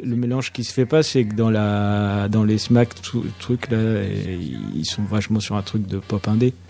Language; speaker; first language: French; native; French